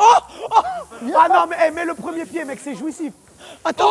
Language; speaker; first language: French; native; French